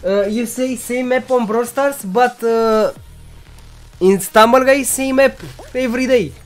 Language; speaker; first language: English; non-native, learner; Romanian